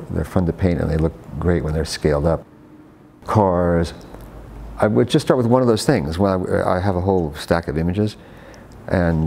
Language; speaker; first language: English; native; English